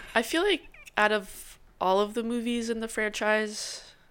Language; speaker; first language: English; native; English